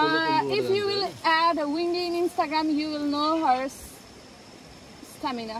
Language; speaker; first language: English; non-native, learner; Chinese